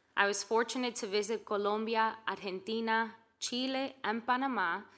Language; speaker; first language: English; native; English